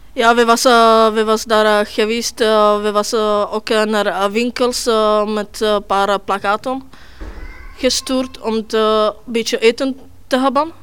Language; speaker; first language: Dutch; non-native, learner; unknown